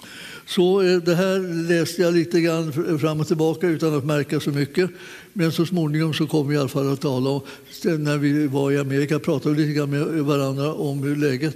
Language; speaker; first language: Swedish; native; Swedish